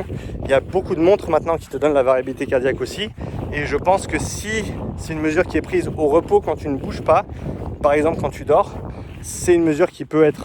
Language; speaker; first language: French; native; French